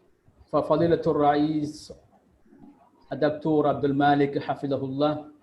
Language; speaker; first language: Arabic; non-native, fluent; Tamil